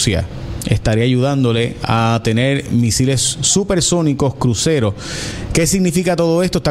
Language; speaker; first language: Spanish; native; Spanish